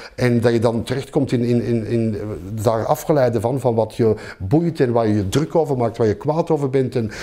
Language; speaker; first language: Dutch; native; Dutch